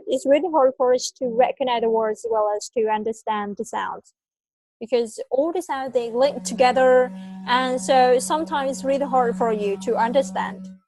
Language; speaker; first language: English; non-native, fluent; Vietnamese